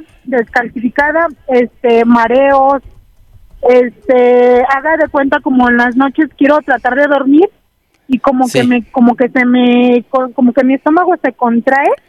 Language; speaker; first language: Spanish; native; Spanish